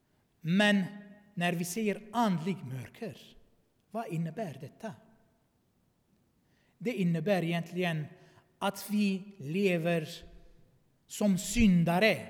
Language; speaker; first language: Swedish; non-native, fluent; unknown